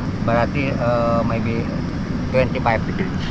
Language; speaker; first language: English; non-native, learner; Indonesian